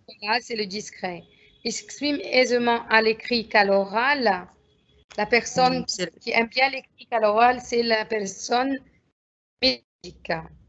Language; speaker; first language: French; non-native, fluent; Arabic